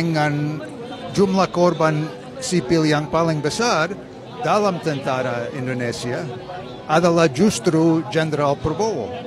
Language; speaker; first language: Indonesian; non-native, fluent; English